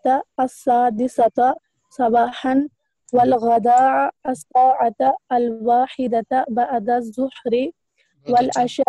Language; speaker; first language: Arabic; non-native, learner; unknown